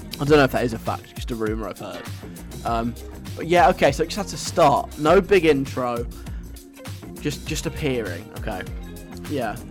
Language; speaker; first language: English; native; English